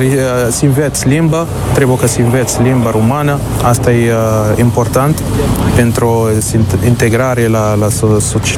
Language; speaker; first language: Romanian; non-native, learner; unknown